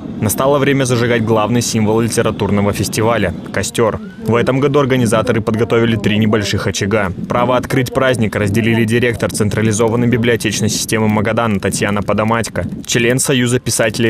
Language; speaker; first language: Russian; native; Russian